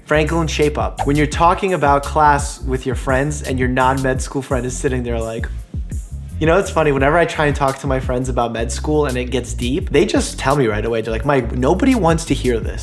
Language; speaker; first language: English; native; English